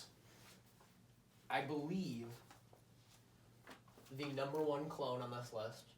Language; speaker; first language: English; native; English